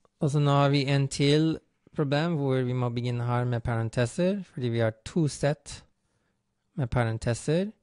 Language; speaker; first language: Norwegian; non-native, fluent; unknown